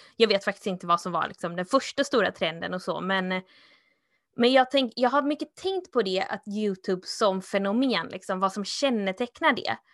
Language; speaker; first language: Swedish; native; Swedish